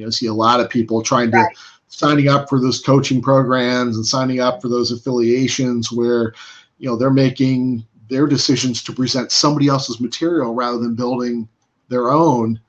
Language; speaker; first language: English; native; English